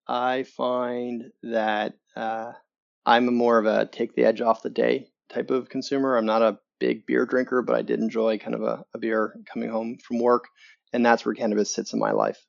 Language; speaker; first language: English; native; English